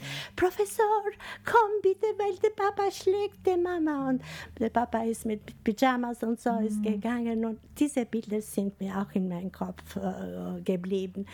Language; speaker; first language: German; non-native, learner; Albanian